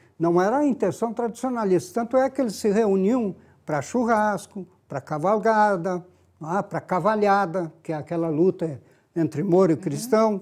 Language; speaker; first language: Portuguese; native; Portuguese